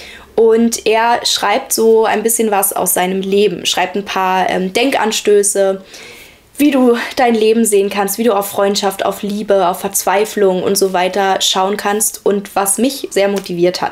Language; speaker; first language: German; native; German